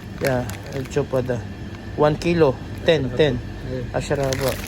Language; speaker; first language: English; non-native, local second language; Filipino